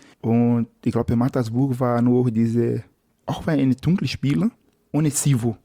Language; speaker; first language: German; non-native, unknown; Portuguese